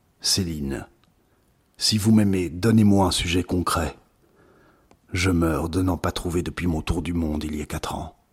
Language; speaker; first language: French; native; French